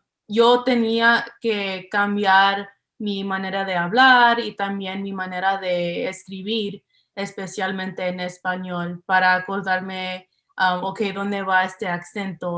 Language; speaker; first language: Spanish; early bilingual, heritage; English